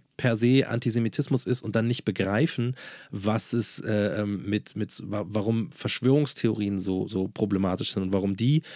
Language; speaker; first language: German; native; German